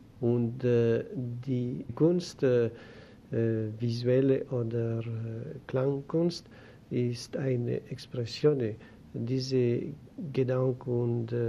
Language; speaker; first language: German; non-native, learner; Greek